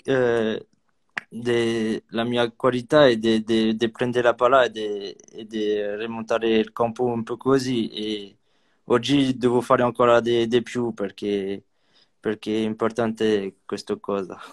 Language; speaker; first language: Italian; non-native, learner; French